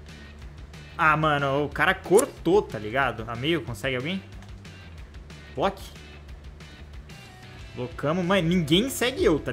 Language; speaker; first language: Portuguese; native; Portuguese